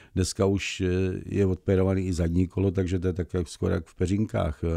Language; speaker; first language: Czech; native; Czech